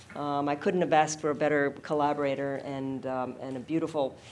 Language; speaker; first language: English; native; English